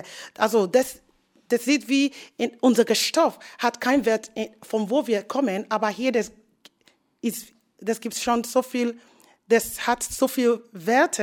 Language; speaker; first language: German; non-native, fluent; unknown